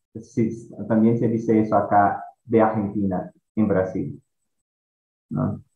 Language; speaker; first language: Spanish; non-native, fluent; Portuguese